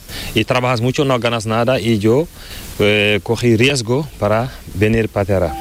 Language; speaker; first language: Spanish; non-native, learner; Fula